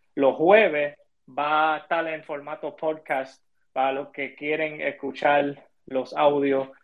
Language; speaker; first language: Spanish; early bilingual, heritage; Spanish